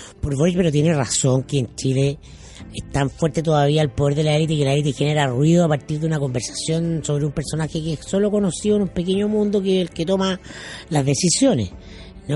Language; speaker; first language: Spanish; native; Spanish